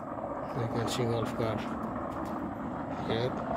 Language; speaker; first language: English; non-native, learner; Nepali